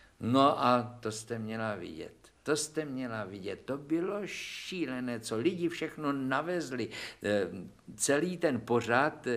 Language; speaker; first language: Czech; native; Czech